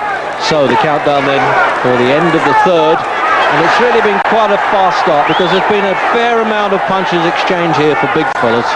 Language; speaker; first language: English; native; English